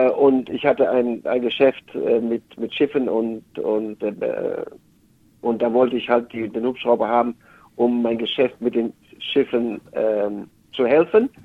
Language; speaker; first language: German; native; German